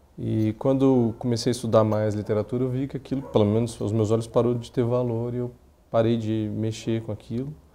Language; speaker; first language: Portuguese; native; Portuguese